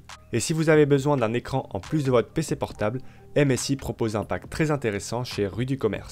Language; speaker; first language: French; native; French